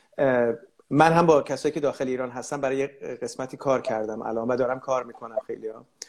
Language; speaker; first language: Persian; native; Persian